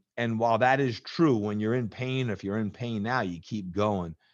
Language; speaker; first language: English; native; English